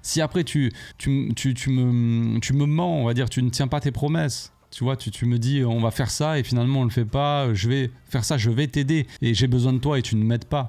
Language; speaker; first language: French; native; French